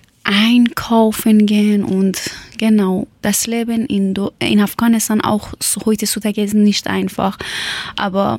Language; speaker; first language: German; non-native, learner; Persian